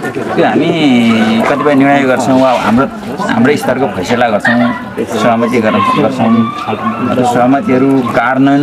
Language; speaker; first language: Nepali; native; Nepali